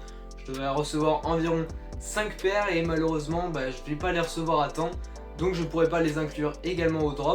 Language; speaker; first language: French; native; French